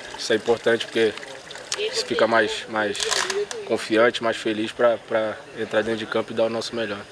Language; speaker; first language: Portuguese; native; Portuguese